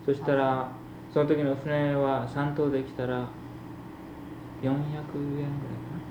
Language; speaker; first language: Japanese; early bilingual, heritage; Japanese